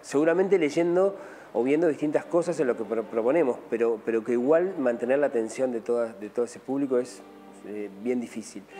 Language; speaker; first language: Spanish; native; Spanish